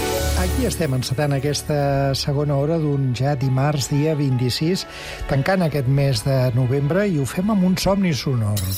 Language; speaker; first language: Catalan; native; Catalan